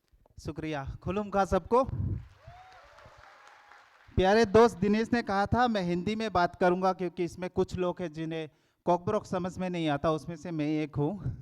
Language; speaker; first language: Hindi; non-native, local second language; Kok Borok